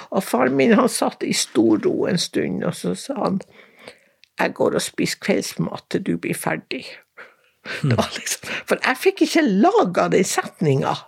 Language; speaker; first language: Norwegian; native; Norwegian